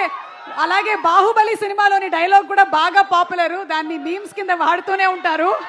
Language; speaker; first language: Telugu; native; Telugu